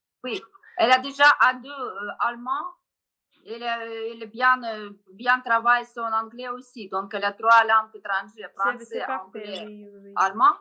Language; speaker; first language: French; non-native, learner; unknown